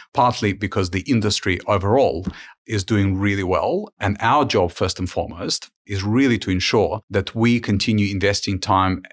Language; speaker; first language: English; early bilingual, other home language; Ukrainian